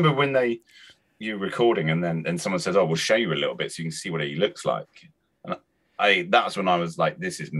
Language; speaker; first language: English; native; English